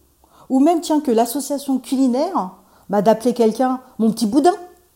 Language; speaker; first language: French; native; French